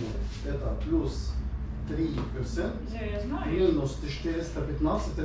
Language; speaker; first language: Russian; non-native, learner; Arabic